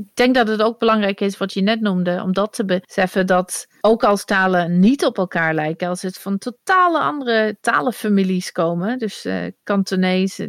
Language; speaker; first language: Dutch; non-native, fluent; English